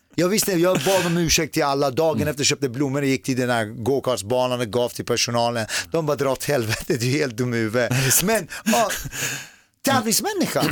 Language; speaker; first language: Swedish; early bilingual, other home language; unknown